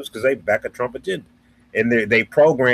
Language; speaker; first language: English; native; English